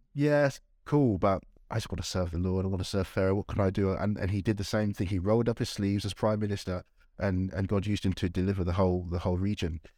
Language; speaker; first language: English; native; English